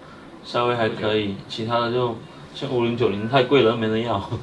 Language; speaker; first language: Chinese; native; Chinese